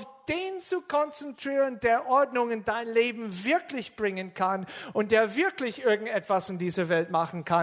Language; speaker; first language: German; non-native, fluent; English